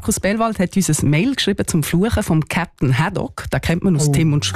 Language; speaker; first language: German; native; German